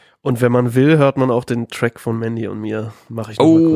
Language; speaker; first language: German; native; German